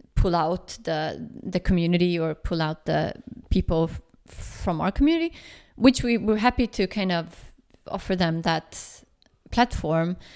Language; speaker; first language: English; non-native, fluent; Swedish